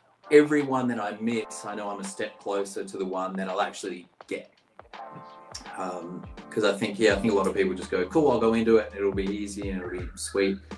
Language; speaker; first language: English; early bilingual, other home language; Portuguese